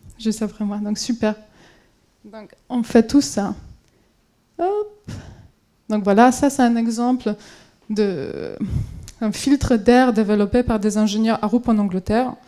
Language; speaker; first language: French; non-native, fluent; Polish